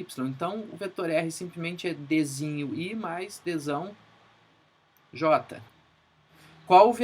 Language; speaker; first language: Portuguese; native; Portuguese